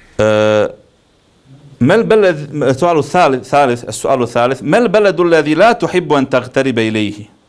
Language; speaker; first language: Arabic; non-native, fluent; Bosnian